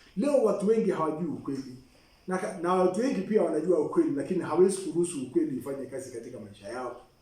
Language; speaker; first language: Swahili; non-native, local second language; Masai